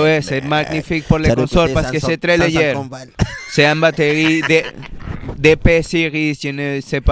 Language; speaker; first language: French; non-native, learner; Spanish